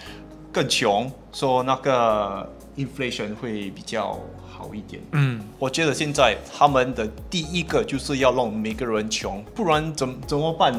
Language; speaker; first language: Chinese; non-native, local second language; English